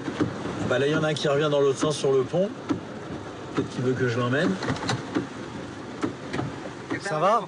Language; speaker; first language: French; native; French